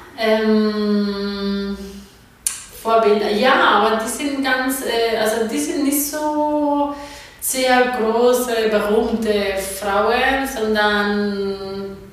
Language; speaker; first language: German; non-native, fluent; Spanish